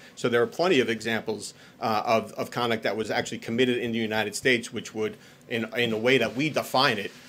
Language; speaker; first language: English; native; English